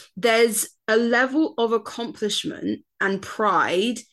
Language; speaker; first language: English; native; English